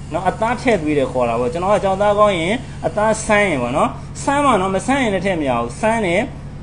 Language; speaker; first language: Burmese; native; Burmese